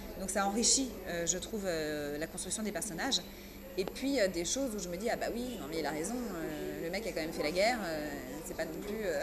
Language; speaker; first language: French; early bilingual, other home language; Persian